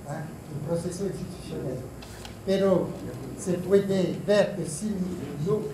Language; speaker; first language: Spanish; non-native, learner; French